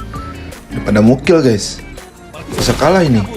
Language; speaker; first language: Indonesian; native; Indonesian